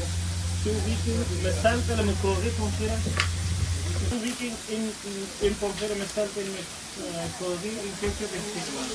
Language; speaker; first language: Danish; non-native, fluent; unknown